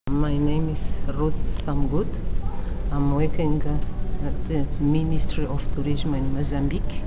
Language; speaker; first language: English; non-native, learner; Portuguese